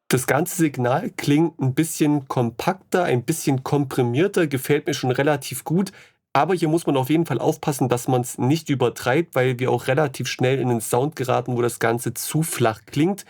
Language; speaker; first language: German; native; German